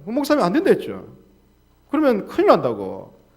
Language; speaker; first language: Korean; native; Korean